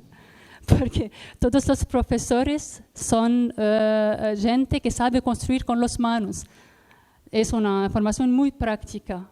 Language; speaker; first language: Spanish; non-native, learner; Arabic